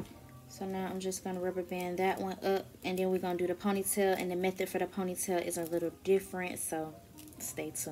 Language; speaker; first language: English; native; English